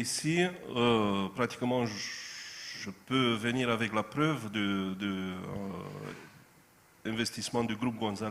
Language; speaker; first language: French; non-native, fluent; Romanian